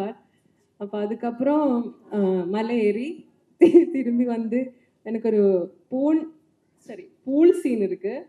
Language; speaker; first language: Tamil; non-native, learner; Malayalam